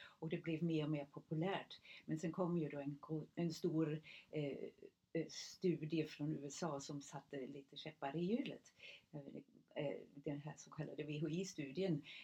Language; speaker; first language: Swedish; non-native, fluent; German